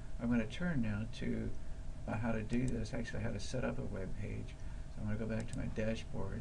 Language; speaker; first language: English; native; English